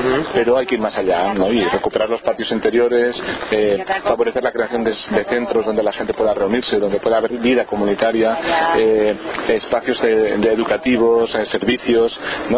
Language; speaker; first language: Spanish; native; Spanish